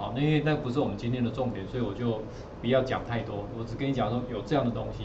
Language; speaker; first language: Chinese; native; Chinese